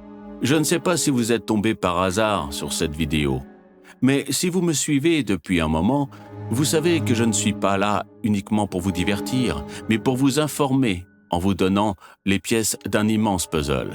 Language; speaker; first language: French; native; French